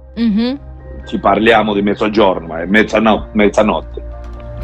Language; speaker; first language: Italian; non-native, learner; Spanish